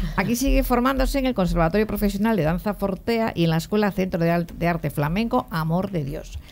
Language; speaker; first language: Spanish; native; Spanish